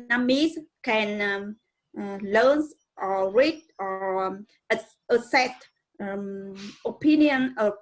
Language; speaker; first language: English; non-native, learner; Vietnamese